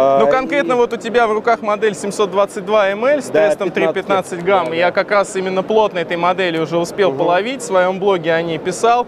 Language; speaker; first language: Russian; native; Russian